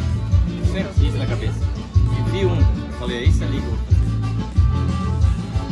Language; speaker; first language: Portuguese; native; Portuguese